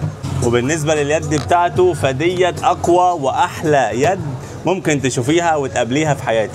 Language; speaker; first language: Arabic; native; Arabic